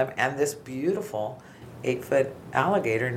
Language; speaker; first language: English; native; English